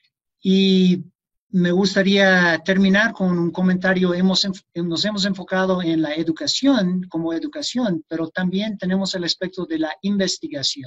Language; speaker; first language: Spanish; non-native, fluent; English